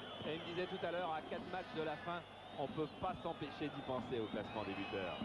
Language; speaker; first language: French; native; French